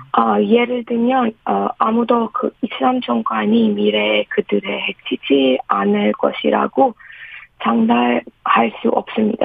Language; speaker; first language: Korean; non-native, fluent; Persian